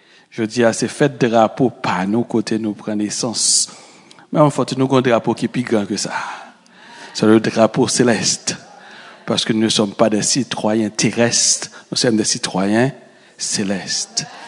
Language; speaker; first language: French; native; French